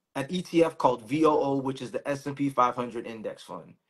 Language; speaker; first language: English; native; English